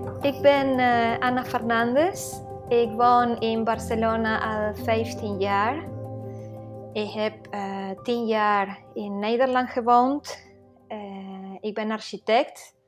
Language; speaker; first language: Dutch; non-native, fluent; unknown